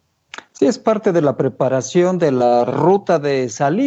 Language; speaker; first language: Spanish; native; Spanish